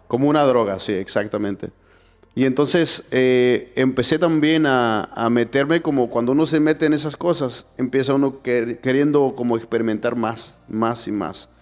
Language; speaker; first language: Spanish; native; Spanish